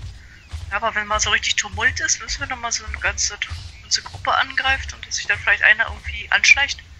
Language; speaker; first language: German; native; German